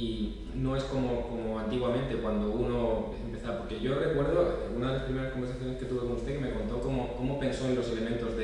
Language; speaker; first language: Spanish; native; Spanish